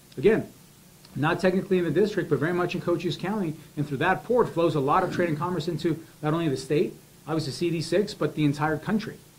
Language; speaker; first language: English; early bilingual, other home language; Spanish